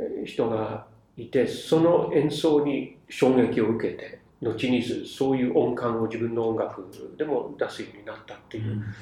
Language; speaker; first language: Japanese; non-native, fluent; English